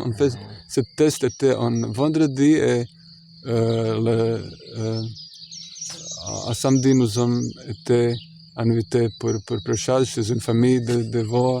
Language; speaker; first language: French; non-native, fluent; Croatian